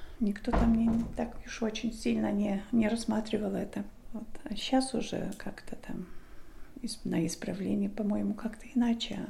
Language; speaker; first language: Russian; non-native, local second language; Polish